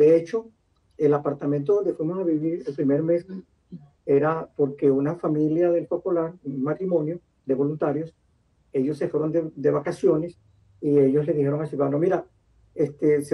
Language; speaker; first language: Spanish; native; Spanish